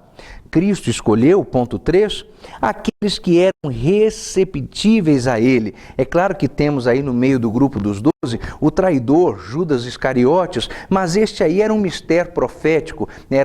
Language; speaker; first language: Portuguese; native; Portuguese